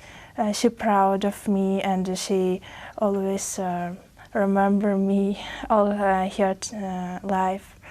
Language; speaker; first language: English; non-native, learner; Uzbek